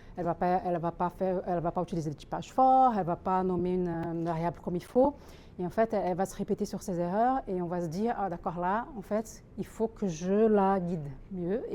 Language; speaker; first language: French; non-native, fluent; Portuguese